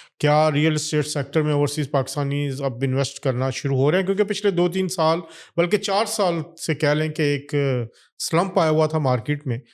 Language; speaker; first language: Urdu; native; Urdu